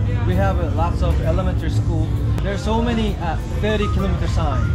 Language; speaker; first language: English; non-native, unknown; Korean